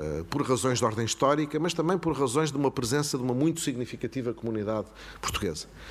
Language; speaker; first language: Portuguese; native; Portuguese